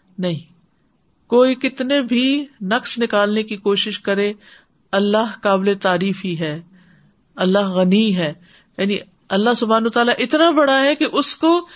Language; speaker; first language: Urdu; native; Urdu